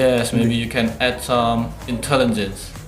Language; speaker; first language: English; non-native, learner; Indonesian